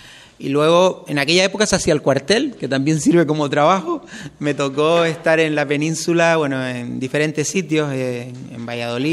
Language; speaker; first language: Spanish; native; Spanish